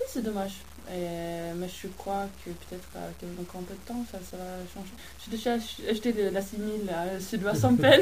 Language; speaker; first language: French; non-native, fluent; Swedish